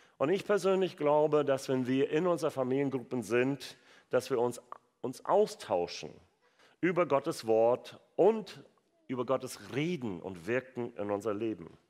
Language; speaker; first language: German; non-native, fluent; English